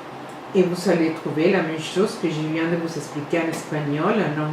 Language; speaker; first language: French; non-native, fluent; Spanish